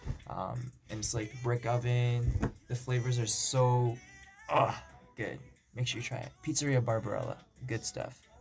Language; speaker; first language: English; early bilingual, other home language; Korean